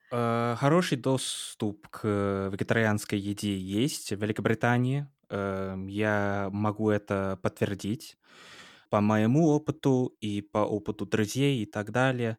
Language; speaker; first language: Russian; non-native, fluent; English